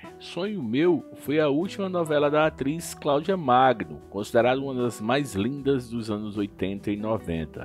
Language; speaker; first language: Portuguese; native; Portuguese